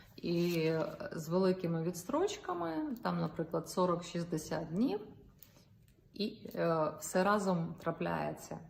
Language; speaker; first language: Ukrainian; non-native, local second language; Russian